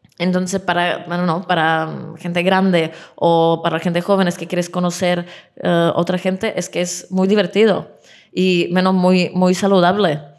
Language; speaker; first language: Spanish; non-native, fluent; Czech